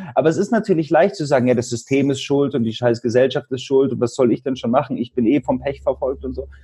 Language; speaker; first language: German; native; German